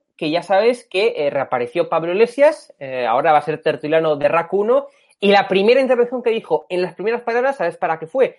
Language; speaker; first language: Spanish; native; Spanish